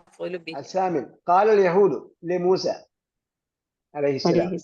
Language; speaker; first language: Arabic; non-native, fluent; Malayalam